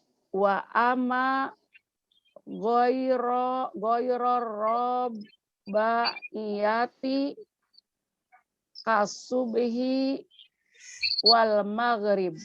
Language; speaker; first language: Arabic; non-native, learner; Indonesian